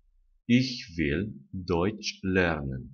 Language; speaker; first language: German; non-native, fluent; Romanian